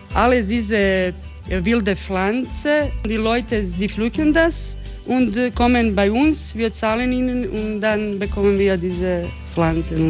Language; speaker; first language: German; non-native, learner; Croatian